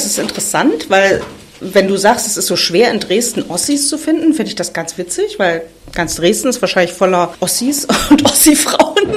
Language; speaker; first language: German; native; German